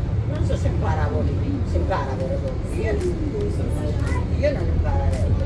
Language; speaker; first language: Italian; non-native, learner; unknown